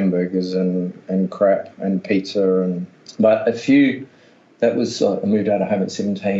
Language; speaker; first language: English; native; English